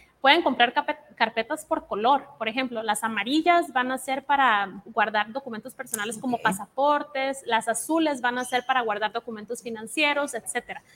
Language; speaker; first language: Spanish; native; Spanish